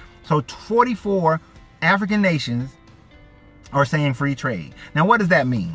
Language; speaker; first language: English; native; English